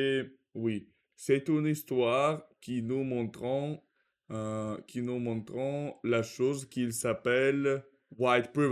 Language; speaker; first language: French; non-native, learner; Russian